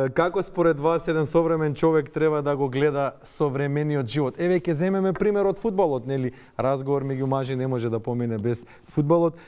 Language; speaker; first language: Macedonian; native; Macedonian